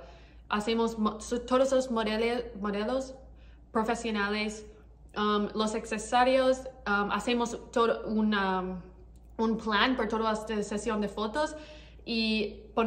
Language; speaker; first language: Spanish; non-native, learner; English